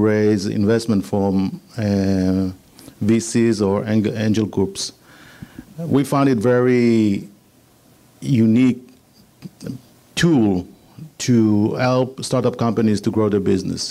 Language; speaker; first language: English; non-native, fluent; Hebrew